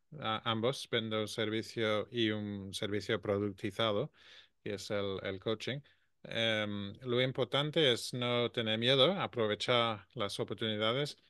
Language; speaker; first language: Spanish; non-native, fluent; English